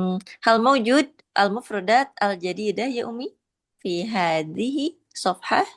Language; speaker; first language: Arabic; non-native, learner; Indonesian